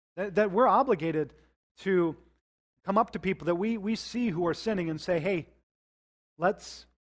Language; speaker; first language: English; native; English